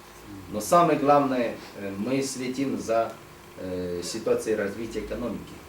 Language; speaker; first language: Russian; non-native, fluent; Chinese